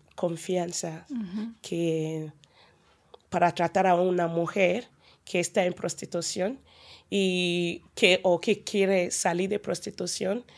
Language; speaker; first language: Spanish; non-native, learner; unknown